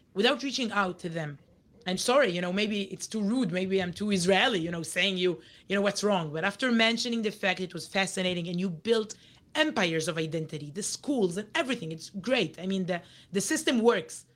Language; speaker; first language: English; non-native, fluent; Hebrew